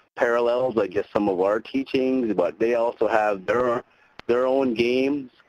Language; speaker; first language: English; native; English